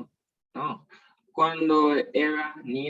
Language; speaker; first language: Spanish; non-native, learner; English